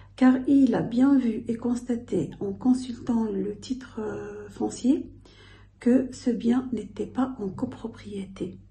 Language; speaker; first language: French; non-native, local second language; Arabic